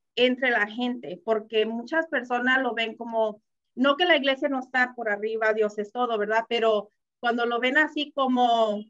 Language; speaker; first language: Spanish; early bilingual, heritage; Spanish